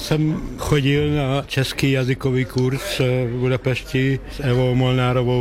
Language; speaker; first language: Czech; non-native, fluent; Hungarian